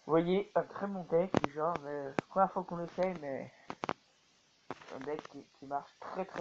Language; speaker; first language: French; native; French